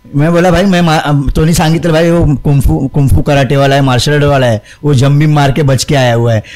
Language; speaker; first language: Hindi; non-native, local second language; Marathi